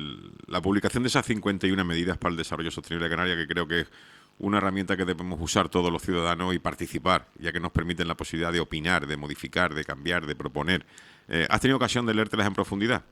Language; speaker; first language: Spanish; native; Spanish